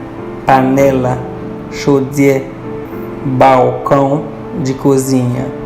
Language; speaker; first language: Portuguese; non-native, fluent; Haitian Creole